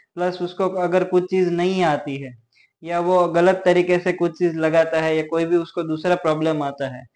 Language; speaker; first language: Hindi; non-native, local second language; Gujarati